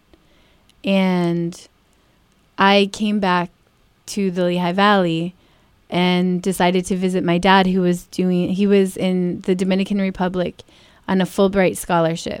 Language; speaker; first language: English; native; English